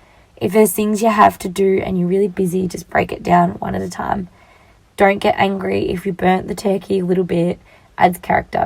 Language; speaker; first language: English; native; English